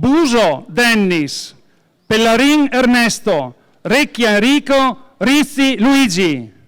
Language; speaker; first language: Italian; native; Italian